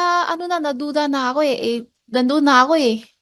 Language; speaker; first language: Filipino; non-native, learner; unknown